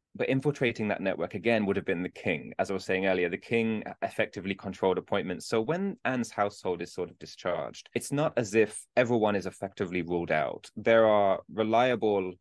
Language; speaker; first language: English; native; English